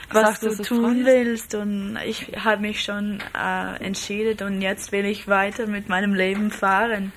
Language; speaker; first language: German; non-native, learner; English